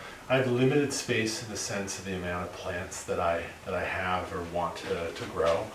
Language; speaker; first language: English; native; English